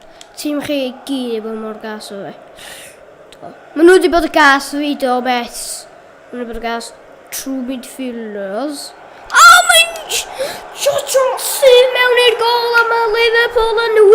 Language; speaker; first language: Welsh; native; Welsh